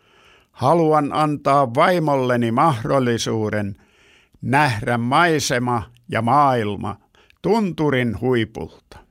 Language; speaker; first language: Finnish; native; Finnish